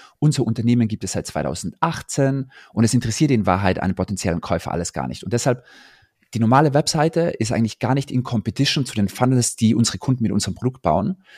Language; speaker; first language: German; native; German